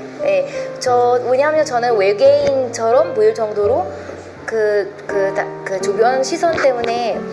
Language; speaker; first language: Korean; non-native, fluent; Arabic